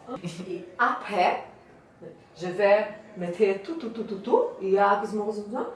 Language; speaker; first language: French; non-native, learner; Portuguese